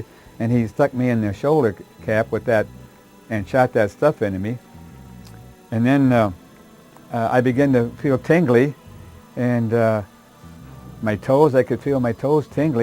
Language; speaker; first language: English; native; English